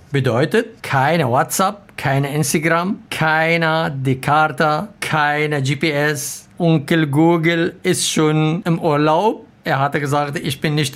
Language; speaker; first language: German; non-native, learner; Arabic